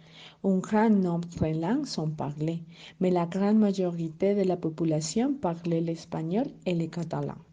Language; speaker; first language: French; non-native, learner; Spanish